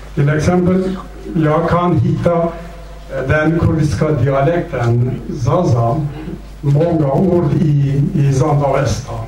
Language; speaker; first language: Swedish; non-native, fluent; Zaza